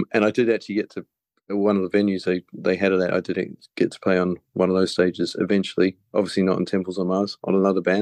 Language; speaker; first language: English; native; English